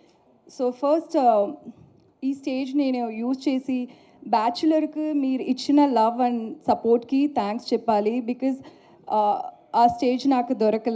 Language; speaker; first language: Telugu; non-native, learner; Tamil